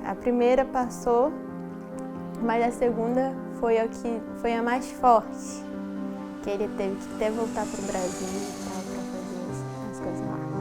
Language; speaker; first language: Portuguese; early bilingual, heritage; Portuguese